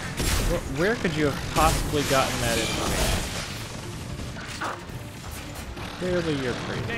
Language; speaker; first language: English; native; English